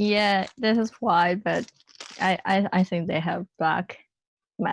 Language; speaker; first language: English; non-native, learner; Japanese